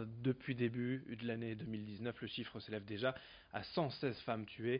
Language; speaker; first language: French; native; French